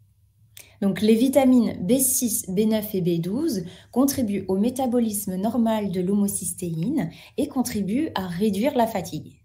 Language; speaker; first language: French; native; French